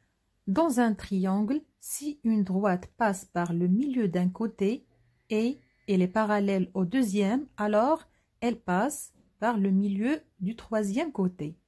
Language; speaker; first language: French; non-native, local second language; Arabic